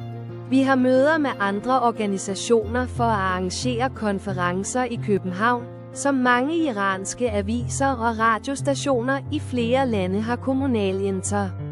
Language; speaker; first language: Danish; non-native, fluent; Persian